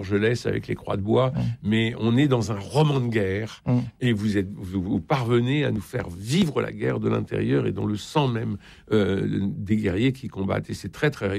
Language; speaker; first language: French; native; French